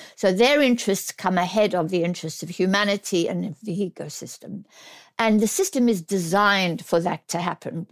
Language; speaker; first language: English; native; English